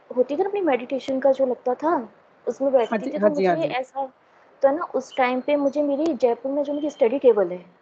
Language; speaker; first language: Hindi; native; Hindi